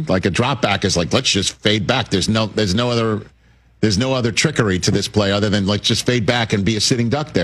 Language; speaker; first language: English; native; English